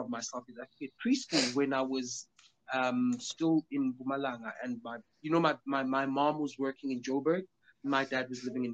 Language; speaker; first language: English; non-native, local second language; Zulu